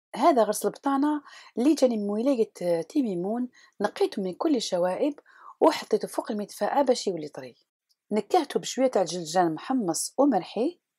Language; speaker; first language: Arabic; native; Arabic